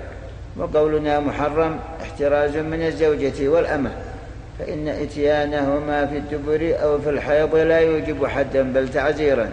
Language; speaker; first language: Arabic; native; Arabic